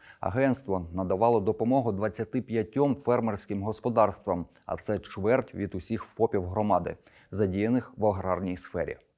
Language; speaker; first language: Ukrainian; native; Ukrainian